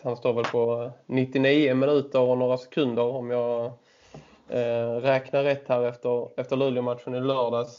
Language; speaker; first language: Swedish; native; Swedish